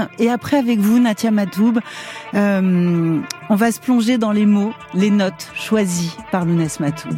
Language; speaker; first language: French; native; French